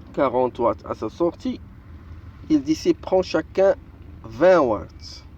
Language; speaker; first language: French; non-native, local second language; Arabic